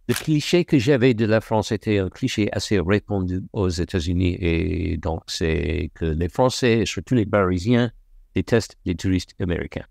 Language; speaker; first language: French; non-native, fluent; English